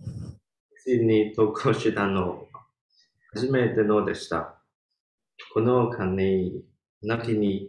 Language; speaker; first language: Japanese; non-native, learner; Chinese